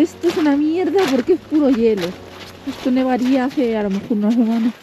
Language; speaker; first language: Spanish; native; Spanish